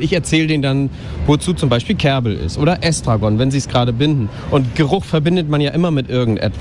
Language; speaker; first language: German; native; German